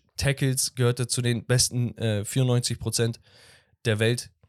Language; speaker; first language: German; early bilingual, other home language; Turkish